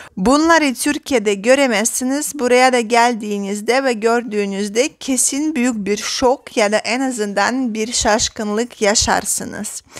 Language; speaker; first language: Turkish; non-native, fluent; Russian